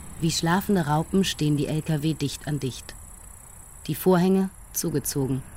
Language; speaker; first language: German; native; German